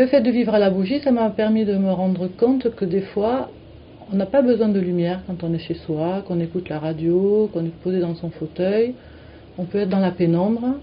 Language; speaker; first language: French; native; French